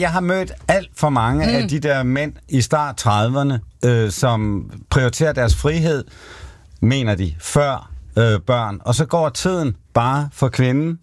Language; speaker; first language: Danish; native; Danish